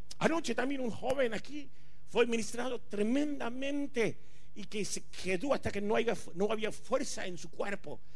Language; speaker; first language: Spanish; non-native, fluent; Punjabi